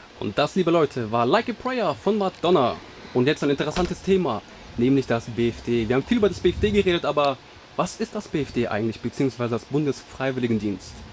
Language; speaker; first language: German; native; German